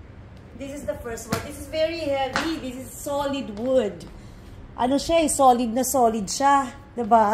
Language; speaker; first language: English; non-native, local second language; Hiligaynon